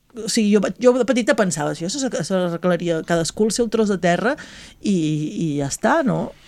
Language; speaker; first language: Catalan; native; Catalan